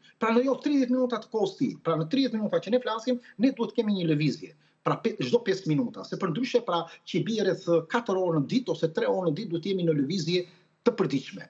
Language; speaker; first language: Albanian; native; Albanian